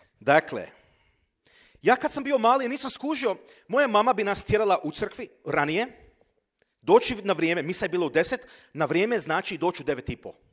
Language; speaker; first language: Croatian; early bilingual, heritage; Croatian